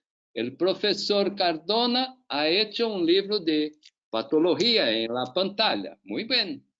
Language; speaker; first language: Spanish; non-native, learner; Portuguese